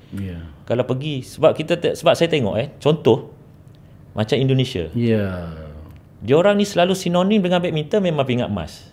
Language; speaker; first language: Malay; native; Malay